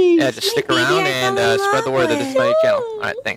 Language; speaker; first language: English; native; English